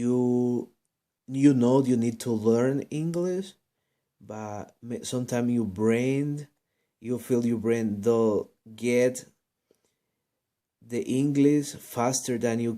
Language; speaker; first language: English; non-native, learner; Spanish